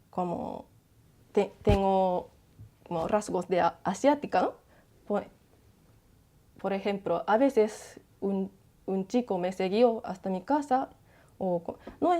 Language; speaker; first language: Spanish; non-native, learner; Japanese